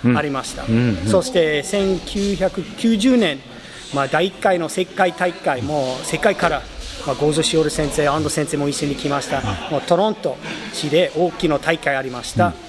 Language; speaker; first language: Japanese; non-native, fluent; English